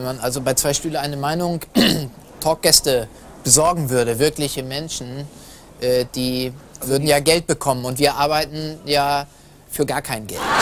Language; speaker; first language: German; native; German